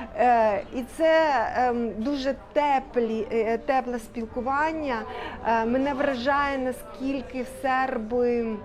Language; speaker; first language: Ukrainian; native; Ukrainian